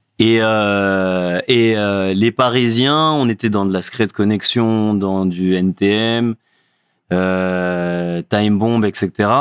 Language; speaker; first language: French; early bilingual, other home language; Fula